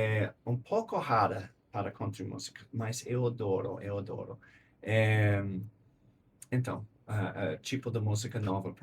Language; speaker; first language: Portuguese; non-native, learner; English